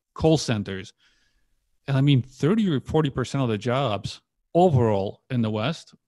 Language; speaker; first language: English; early bilingual, other home language; Polish